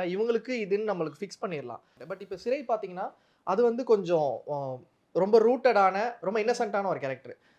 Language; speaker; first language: Tamil; native; Tamil